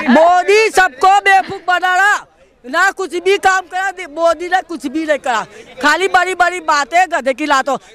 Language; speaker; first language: Hindi; non-native, local second language; Gujarati